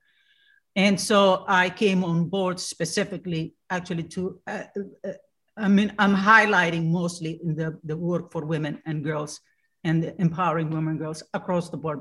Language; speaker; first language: English; non-native, fluent; Somali